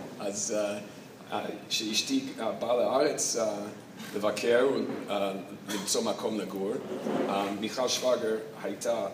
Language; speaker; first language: Hebrew; non-native, fluent; English